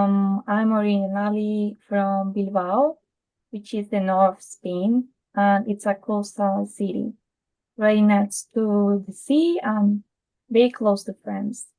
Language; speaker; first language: English; non-native, fluent; Spanish